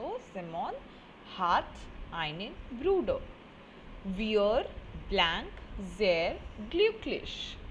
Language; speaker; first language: German; non-native, fluent; Hindi